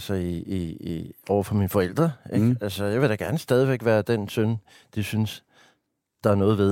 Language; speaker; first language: Danish; native; Danish